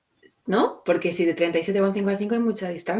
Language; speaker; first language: Spanish; native; Spanish